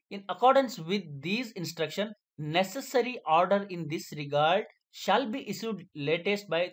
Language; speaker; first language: English; non-native, local second language; Kannada